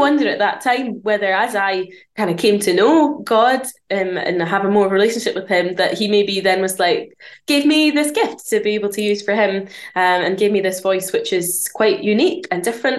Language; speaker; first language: English; native; English